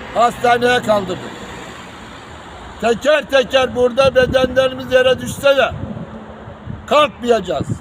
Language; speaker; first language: Turkish; native; Turkish